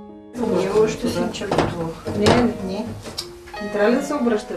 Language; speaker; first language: Bulgarian; native; Bulgarian